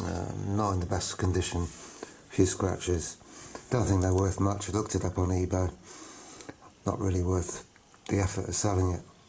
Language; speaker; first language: English; native; English